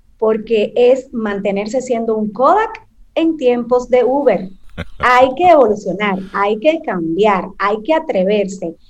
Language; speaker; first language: Spanish; native; Spanish